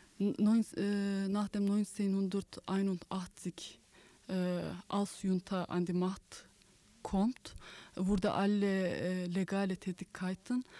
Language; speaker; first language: German; non-native, learner; Kurdish